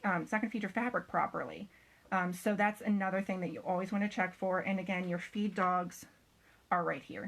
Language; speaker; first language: English; native; English